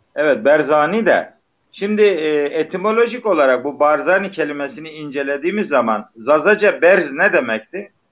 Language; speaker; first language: Turkish; non-native, local second language; Zaza